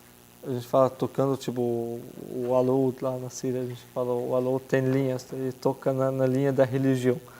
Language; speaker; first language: Portuguese; non-native, fluent; Arabic